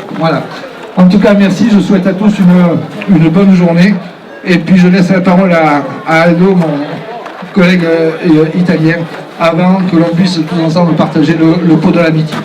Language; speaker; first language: French; native; French